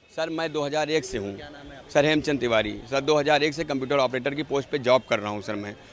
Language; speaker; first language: Hindi; native; Hindi